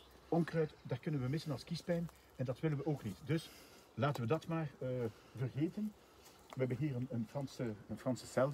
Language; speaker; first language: Dutch; native; Dutch